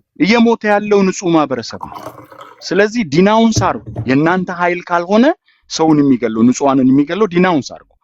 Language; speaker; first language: Amharic; native; Amharic